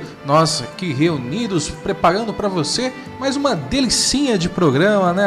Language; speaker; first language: Portuguese; native; Portuguese